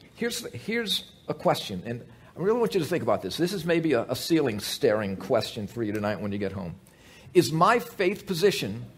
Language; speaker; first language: English; native; English